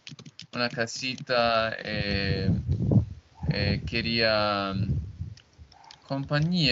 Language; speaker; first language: Spanish; non-native, learner; Portuguese